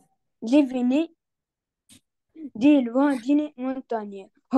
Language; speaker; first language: French; non-native, learner; Arabic